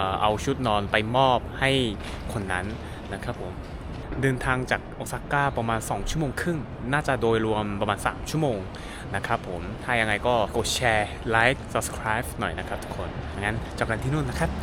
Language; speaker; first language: Thai; non-native, fluent; Korean